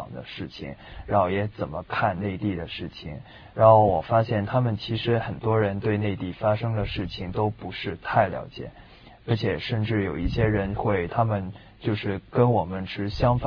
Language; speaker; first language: Chinese; non-native, local second language; Cantonese